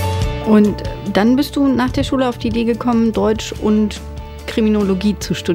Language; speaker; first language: German; native; German